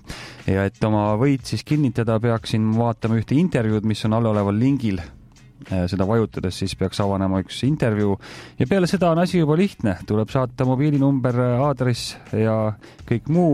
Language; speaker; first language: Estonian; native; Estonian